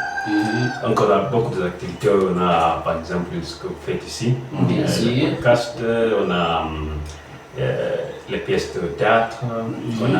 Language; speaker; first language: French; non-native, learner; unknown